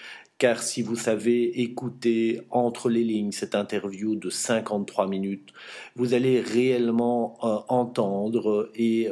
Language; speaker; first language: French; native; French